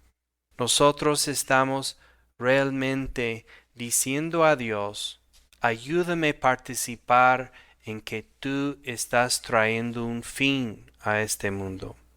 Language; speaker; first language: Spanish; non-native, fluent; English